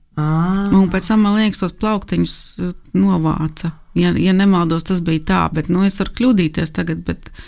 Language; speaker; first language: Latvian; native; Latvian